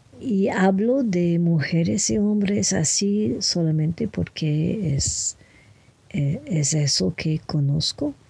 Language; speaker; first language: Spanish; non-native, fluent; French